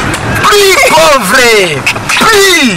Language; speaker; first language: French; non-native, learner; Rundi